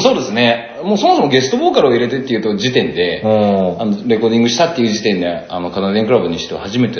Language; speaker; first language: Japanese; native; Japanese